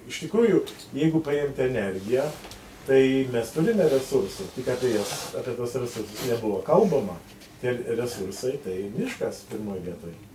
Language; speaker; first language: Lithuanian; early bilingual, heritage; Lithuanian